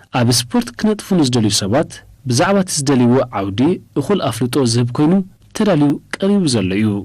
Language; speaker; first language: Tigrinya; native; Tigrinya